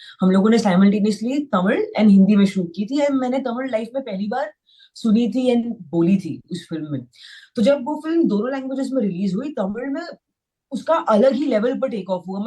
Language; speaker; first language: Hindi; native; Hindi